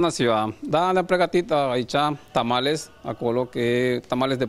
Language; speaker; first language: Romanian; non-native, learner; Spanish